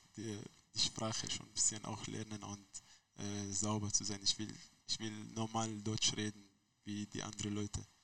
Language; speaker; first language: German; non-native, learner; Arabic